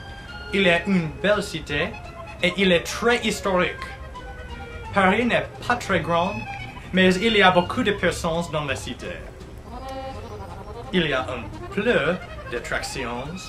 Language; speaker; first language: French; non-native, learner; English